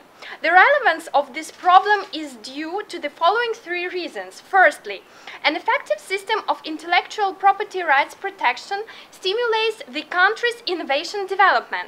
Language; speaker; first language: English; non-native, fluent; Russian